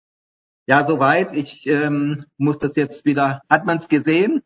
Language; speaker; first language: German; native; German